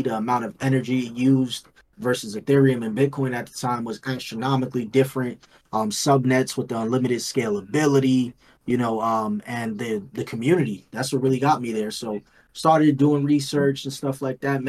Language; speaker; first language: English; native; English